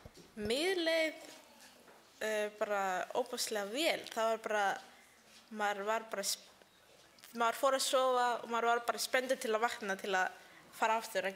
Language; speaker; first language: Icelandic; early bilingual, heritage; Icelandic